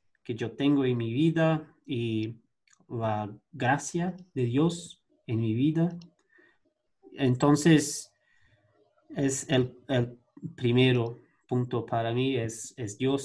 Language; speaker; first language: Spanish; non-native, learner; Portuguese